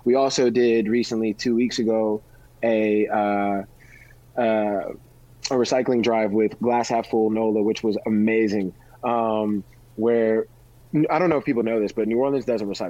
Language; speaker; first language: English; native; English